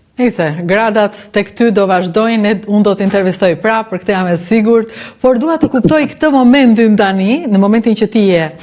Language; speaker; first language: Albanian; native; Albanian